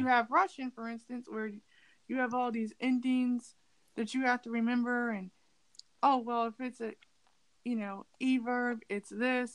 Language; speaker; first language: English; native; English